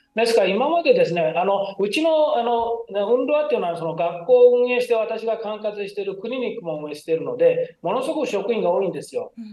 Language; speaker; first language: Japanese; native; Japanese